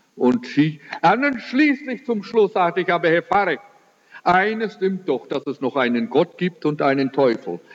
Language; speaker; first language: German; early bilingual, heritage; German